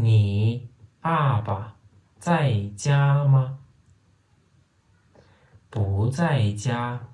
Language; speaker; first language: Chinese; non-native, fluent; Turkmen